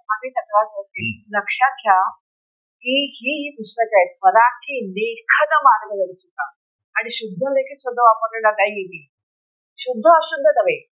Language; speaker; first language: Marathi; native; Marathi